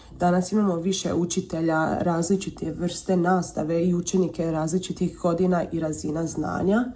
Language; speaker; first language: Croatian; early bilingual, heritage; Croatian